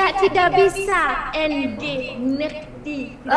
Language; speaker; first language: Indonesian; non-native, learner; French